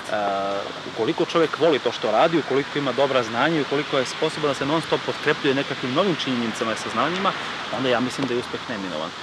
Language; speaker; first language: Serbian; native; Serbian